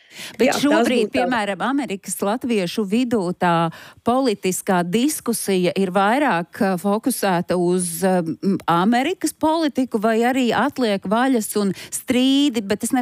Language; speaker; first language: Latvian; native; Latvian